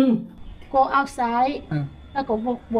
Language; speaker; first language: English; non-native, learner; Thai